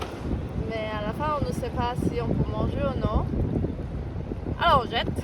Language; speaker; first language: French; non-native, learner; Chinese